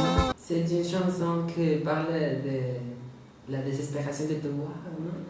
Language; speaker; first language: French; non-native, learner; Spanish